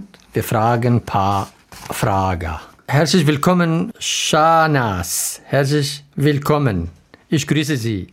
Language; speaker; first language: German; non-native, learner; Arabic